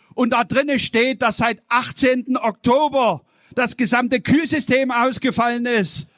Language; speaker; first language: German; native; German